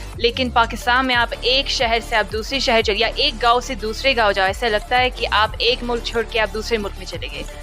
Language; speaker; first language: Urdu; early bilingual, heritage; Urdu